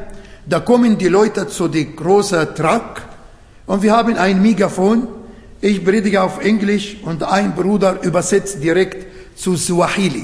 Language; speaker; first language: German; non-native, fluent; Arabic